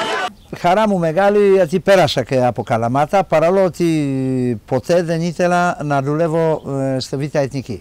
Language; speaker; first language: Greek; non-native, fluent; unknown